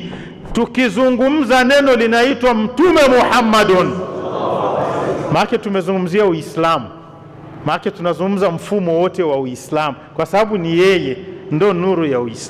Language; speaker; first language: Swahili; non-native, local second language; Rundi